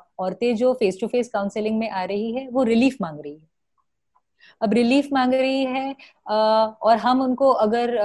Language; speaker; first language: Hindi; non-native, local second language; Marathi